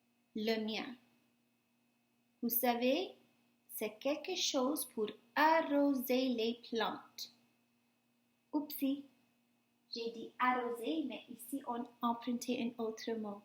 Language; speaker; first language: French; non-native, fluent; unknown